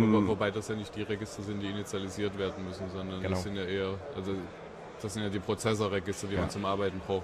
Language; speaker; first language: German; native; German